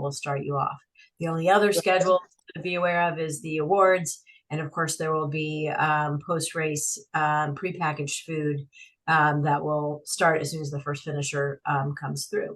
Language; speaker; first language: English; native; English